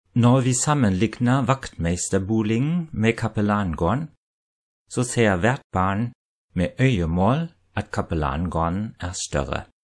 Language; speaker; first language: Norwegian; non-native, fluent; German